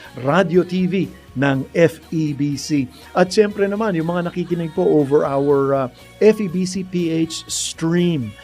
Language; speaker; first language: Filipino; native; Filipino